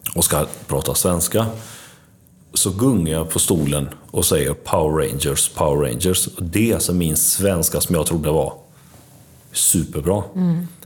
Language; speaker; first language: Swedish; early bilingual, other home language; Albanian